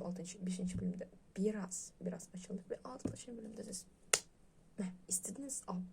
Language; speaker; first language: Turkish; non-native, learner; Russian